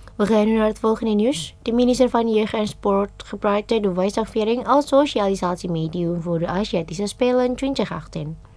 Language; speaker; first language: Dutch; non-native, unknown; Indonesian